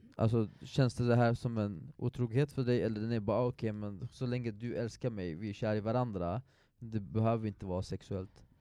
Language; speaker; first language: Swedish; non-native, fluent; Persian